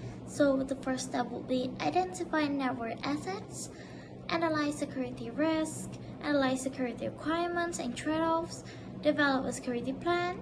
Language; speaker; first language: English; non-native, local second language; Malay